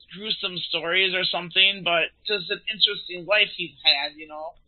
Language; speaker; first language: English; native; English